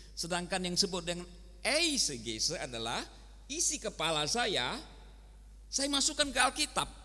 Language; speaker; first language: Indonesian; native; Indonesian